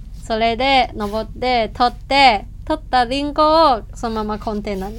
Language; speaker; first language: Japanese; non-native, fluent; Cantonese